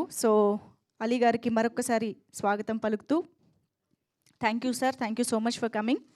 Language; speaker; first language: Telugu; native; Telugu